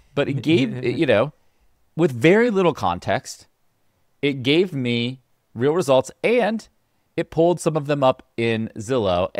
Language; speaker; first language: English; native; English